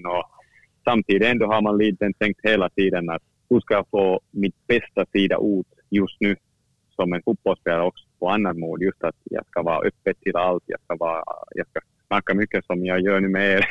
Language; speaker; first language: Swedish; non-native, fluent; Finnish